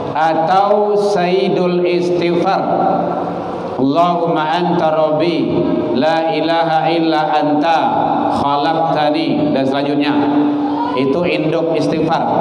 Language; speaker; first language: Malay; non-native, local second language; Minangkabau